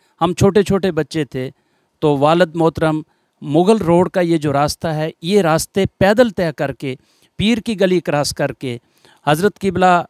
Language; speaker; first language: Hindi; non-native, local second language; Gujari